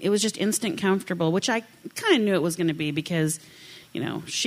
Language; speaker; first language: English; native; English